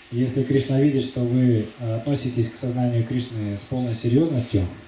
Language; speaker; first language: Russian; native; Russian